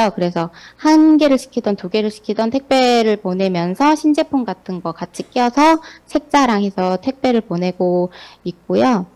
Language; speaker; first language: Korean; native; Korean